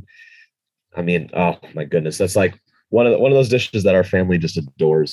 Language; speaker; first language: English; native; English